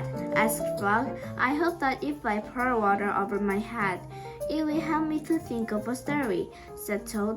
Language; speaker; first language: English; non-native, learner; Korean